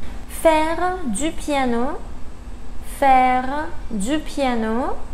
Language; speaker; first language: French; non-native, fluent; Spanish